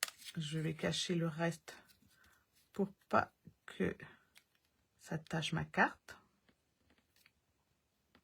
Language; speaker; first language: French; native; French